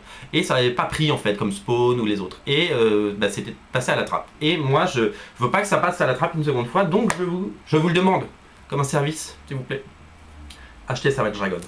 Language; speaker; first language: French; native; French